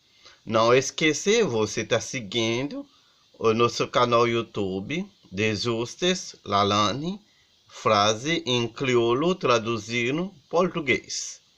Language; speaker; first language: Portuguese; non-native, learner; Haitian Creole